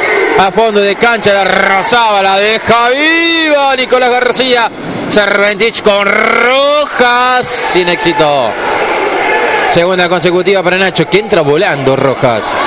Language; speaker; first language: Spanish; native; Spanish